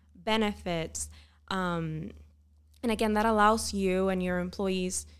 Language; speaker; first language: English; non-native, fluent; Spanish